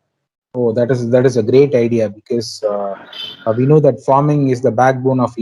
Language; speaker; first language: English; non-native, local second language; Tamil